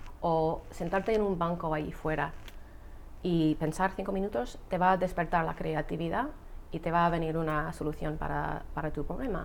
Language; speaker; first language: Spanish; non-native, fluent; English